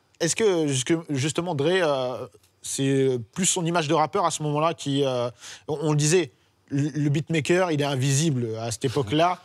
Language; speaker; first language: French; native; French